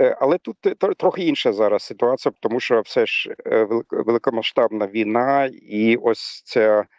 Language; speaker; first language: Ukrainian; non-native, fluent; German